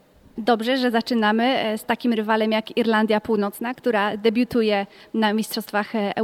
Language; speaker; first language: Polish; native; Polish